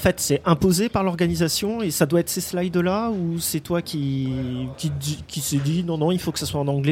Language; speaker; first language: French; native; French